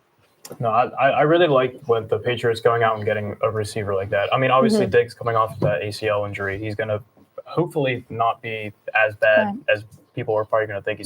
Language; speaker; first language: English; native; English